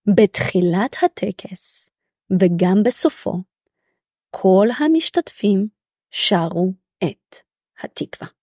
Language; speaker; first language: Hebrew; early bilingual, other home language; Russian